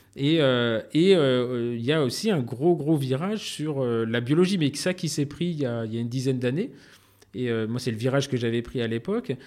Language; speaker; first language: French; native; French